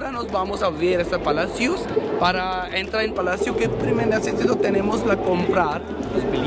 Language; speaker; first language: Spanish; non-native, learner; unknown